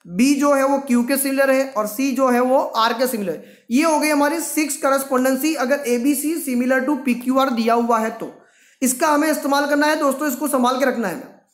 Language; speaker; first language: Hindi; non-native, local second language; Gujarati